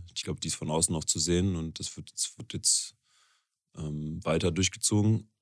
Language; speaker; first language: German; native; German